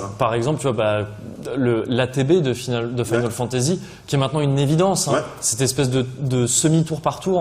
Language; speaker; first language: French; native; French